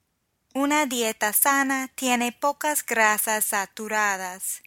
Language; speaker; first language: Spanish; non-native, fluent; English